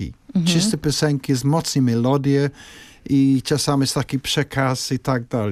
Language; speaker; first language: Polish; non-native, fluent; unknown